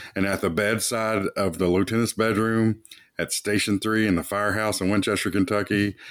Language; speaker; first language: English; native; English